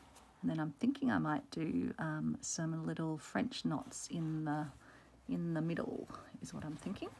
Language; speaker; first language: English; native; English